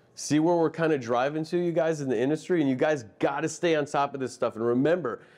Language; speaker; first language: English; native; English